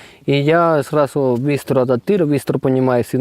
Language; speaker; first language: Ukrainian; non-native, learner; Spanish